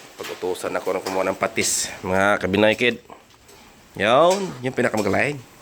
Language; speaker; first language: Filipino; native; Filipino